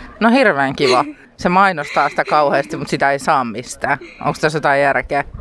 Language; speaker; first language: Finnish; native; Finnish